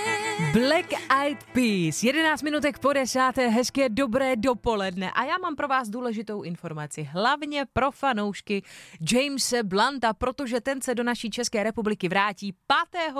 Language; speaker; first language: Czech; native; Czech